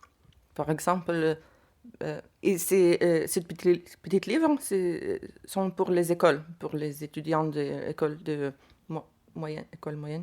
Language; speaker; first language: French; non-native, learner; Lithuanian